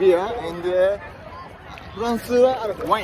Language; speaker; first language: English; non-native, learner; Japanese